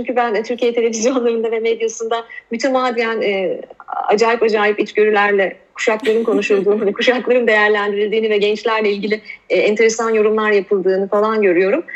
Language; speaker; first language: Turkish; native; Turkish